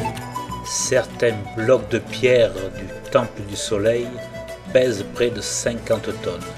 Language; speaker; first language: French; native; French